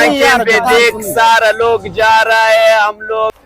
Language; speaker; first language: Hindi; non-native, local second language; Pashto